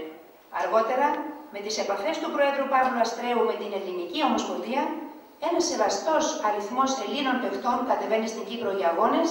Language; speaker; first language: Greek; native; Greek